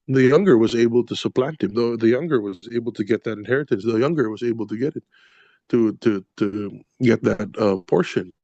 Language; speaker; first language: English; non-native, local second language; Filipino